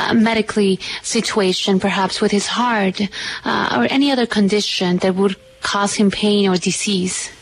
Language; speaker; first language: English; non-native, fluent; Spanish